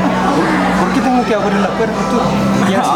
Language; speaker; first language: Spanish; non-native, fluent; Korean